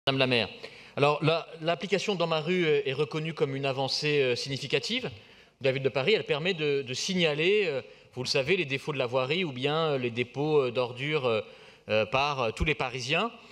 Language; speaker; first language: French; native; French